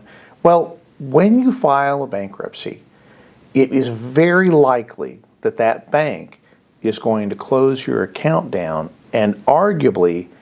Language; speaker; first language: English; native; English